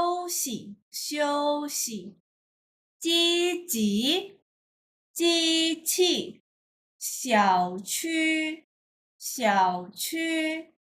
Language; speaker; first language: Chinese; non-native, fluent; Indonesian